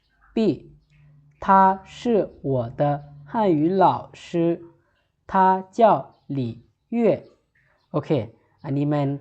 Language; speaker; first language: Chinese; non-native, fluent; Lao